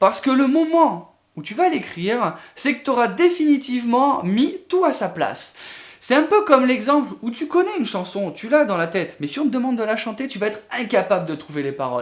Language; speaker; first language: French; native; French